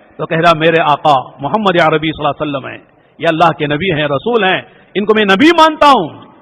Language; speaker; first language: Urdu; native; Urdu